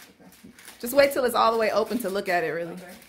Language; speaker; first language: English; native; English